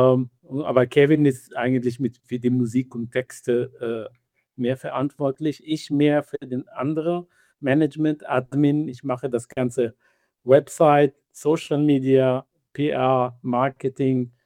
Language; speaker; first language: German; non-native, fluent; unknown